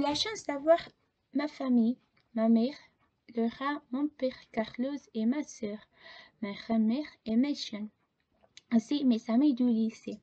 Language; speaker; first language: French; non-native, fluent; Spanish